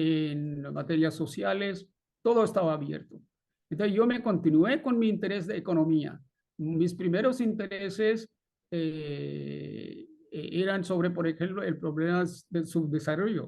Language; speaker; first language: Spanish; non-native, fluent; Bangla